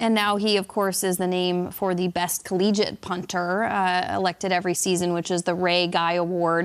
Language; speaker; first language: English; native; English